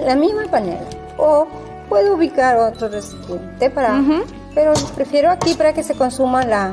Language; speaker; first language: Portuguese; non-native, learner; Spanish